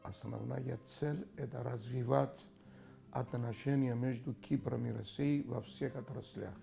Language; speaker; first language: Russian; non-native, fluent; Greek